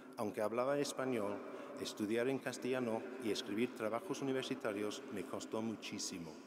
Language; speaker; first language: Spanish; non-native, fluent; English